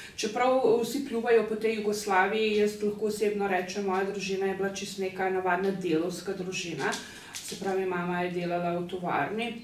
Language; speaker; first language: Slovenian; early bilingual, other home language; Bosnian